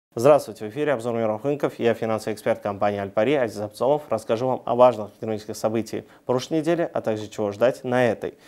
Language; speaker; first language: Russian; non-native, local second language; Uzbek